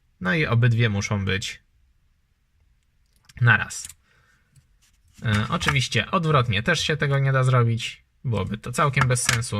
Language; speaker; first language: Polish; native; Polish